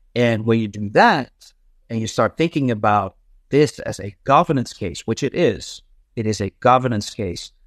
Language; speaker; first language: English; non-native, fluent; Dutch